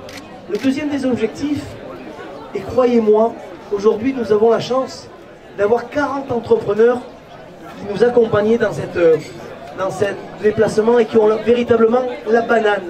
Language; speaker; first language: French; native; French